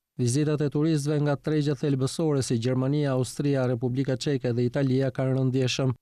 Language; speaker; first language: Albanian; native; Albanian